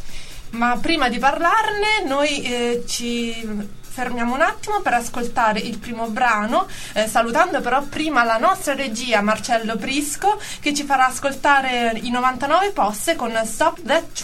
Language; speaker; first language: Italian; native; Italian